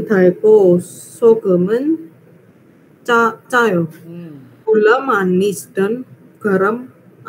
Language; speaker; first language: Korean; non-native, learner; Indonesian